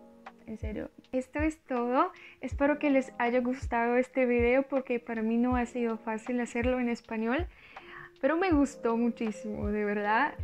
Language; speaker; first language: Spanish; non-native, learner; Russian